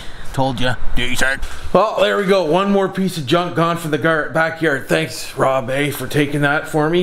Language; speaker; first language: English; native; English